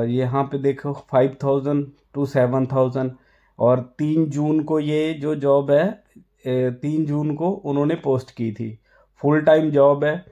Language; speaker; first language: Hindi; non-native, local second language; Punjabi